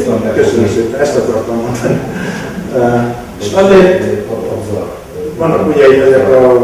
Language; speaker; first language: Hungarian; non-native, local second language; Romanian